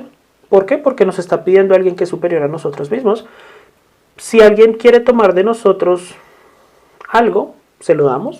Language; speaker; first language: Spanish; native; Spanish